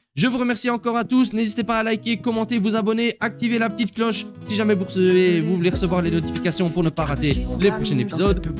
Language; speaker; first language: French; native; French